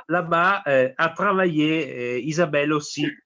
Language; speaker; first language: French; non-native, fluent; Italian